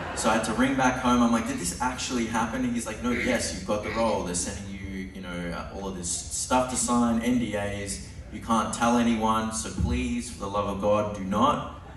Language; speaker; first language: English; native; English